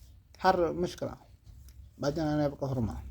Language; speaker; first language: Arabic; non-native, learner; Amharic